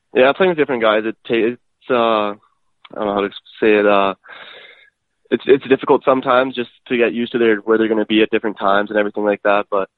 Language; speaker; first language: English; native; English